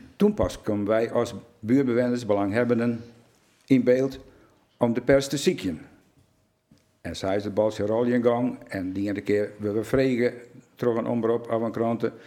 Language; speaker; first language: Dutch; non-native, local second language; Western Frisian